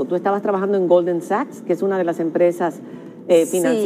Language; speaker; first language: Spanish; native; Spanish